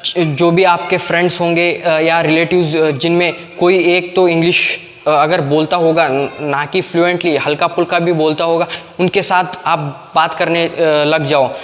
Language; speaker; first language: Hindi; non-native, local second language; Kannada